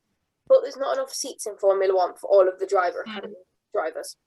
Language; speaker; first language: English; native; English